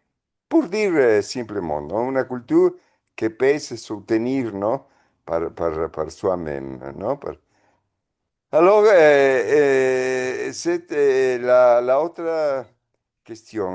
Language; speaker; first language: French; non-native, fluent; Spanish